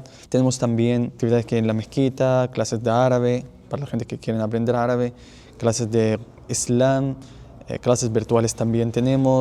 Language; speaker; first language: Spanish; non-native, fluent; Arabic